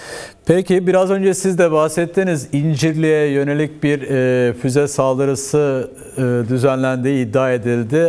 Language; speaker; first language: Turkish; native; Turkish